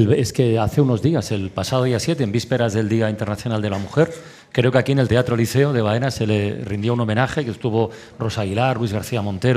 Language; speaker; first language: Spanish; native; Spanish